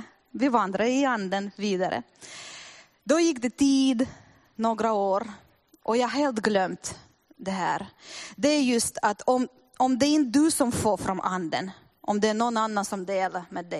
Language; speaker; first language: Swedish; non-native, fluent; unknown